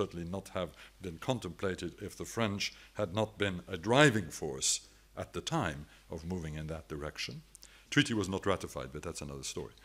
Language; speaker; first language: English; non-native, fluent; French